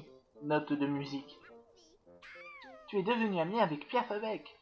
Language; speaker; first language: French; native; French